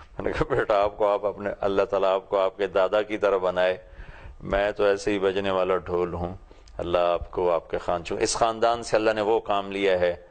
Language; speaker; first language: Urdu; non-native, local second language; Punjabi